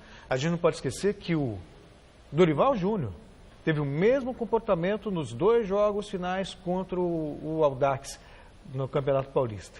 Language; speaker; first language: Portuguese; native; Portuguese